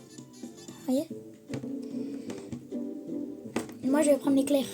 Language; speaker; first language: French; native; French